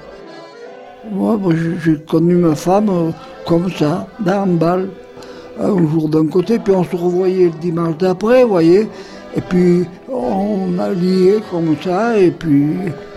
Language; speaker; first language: French; native; French